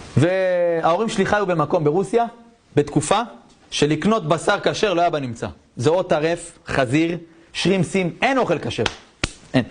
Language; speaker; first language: Hebrew; native; Hebrew